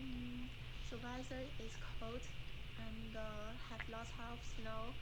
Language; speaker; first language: English; non-native, learner; Chinese